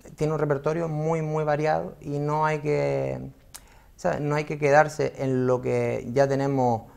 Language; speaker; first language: Spanish; native; Spanish